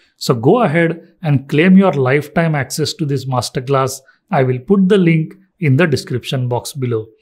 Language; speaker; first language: English; non-native, local second language; Marathi